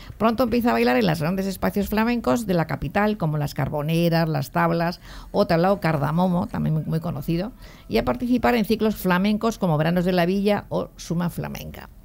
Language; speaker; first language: Spanish; native; Spanish